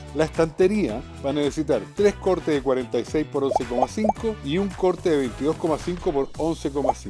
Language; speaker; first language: Spanish; native; Spanish